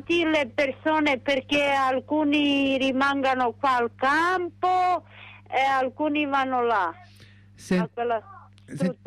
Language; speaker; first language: Italian; non-native, local second language; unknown